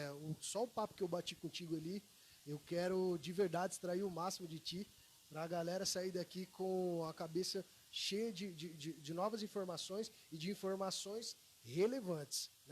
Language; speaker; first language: Portuguese; native; Portuguese